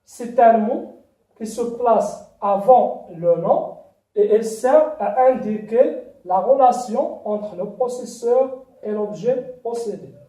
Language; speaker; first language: French; non-native, local second language; Arabic